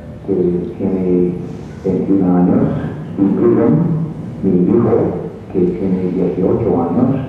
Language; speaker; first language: Spanish; non-native, fluent; English